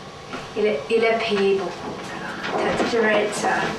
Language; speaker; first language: French; non-native, local second language; English